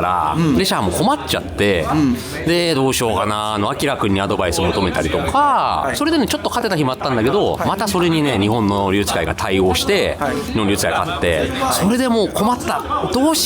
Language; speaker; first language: Japanese; native; Japanese